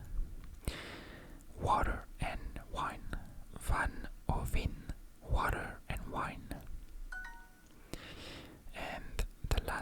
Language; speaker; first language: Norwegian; non-native, learner; French